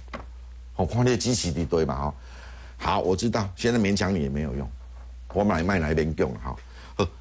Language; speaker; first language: Chinese; native; Chinese